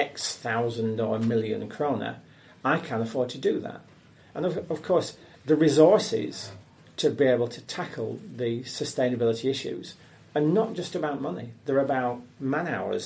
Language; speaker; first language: English; native; English